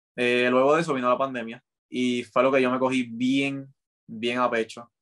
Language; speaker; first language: Spanish; native; Spanish